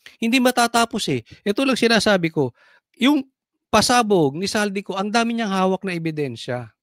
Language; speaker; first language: Filipino; native; Filipino